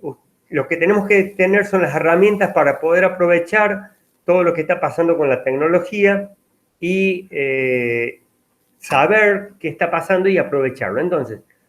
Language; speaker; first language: Spanish; native; Spanish